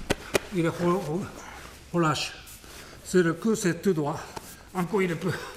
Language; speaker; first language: French; non-native, learner; Japanese